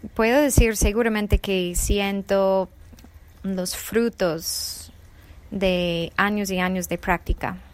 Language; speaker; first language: Spanish; non-native, fluent; English